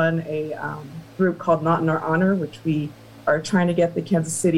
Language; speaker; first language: English; native; English